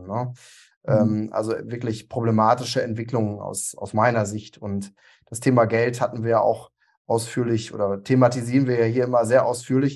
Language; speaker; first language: German; native; German